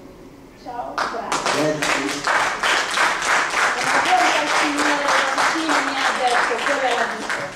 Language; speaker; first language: Italian; non-native, fluent; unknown